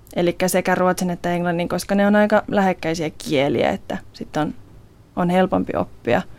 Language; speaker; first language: Finnish; non-native, local second language; Swedish